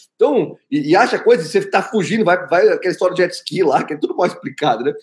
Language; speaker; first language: Portuguese; native; Portuguese